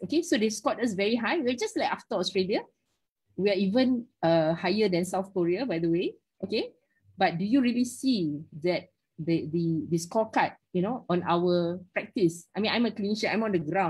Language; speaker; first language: English; non-native, local second language; Malay